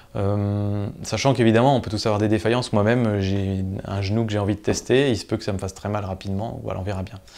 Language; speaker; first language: French; native; French